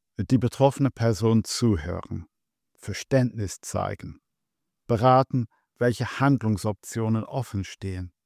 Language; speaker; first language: German; non-native, fluent; English